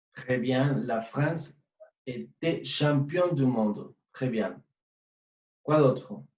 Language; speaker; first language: French; non-native, fluent; Spanish